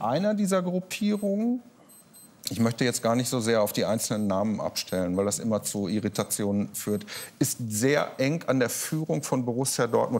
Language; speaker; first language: German; native; German